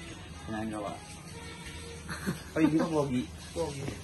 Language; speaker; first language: Filipino; non-native, local second language; Cebuano